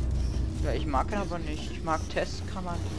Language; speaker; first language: German; native; German